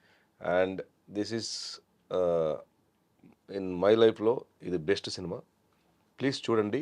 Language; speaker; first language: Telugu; non-native, learner; Kannada